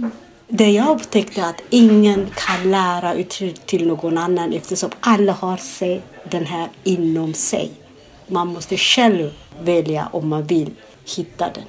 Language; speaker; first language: Swedish; non-native, fluent; Amharic